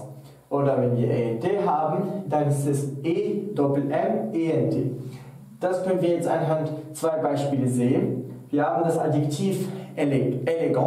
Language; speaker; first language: German; non-native, fluent; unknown